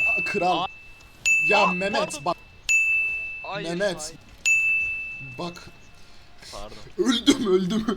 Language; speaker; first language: Turkish; native; Turkish